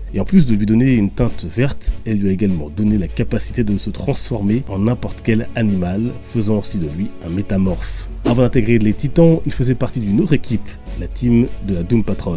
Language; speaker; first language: French; native; French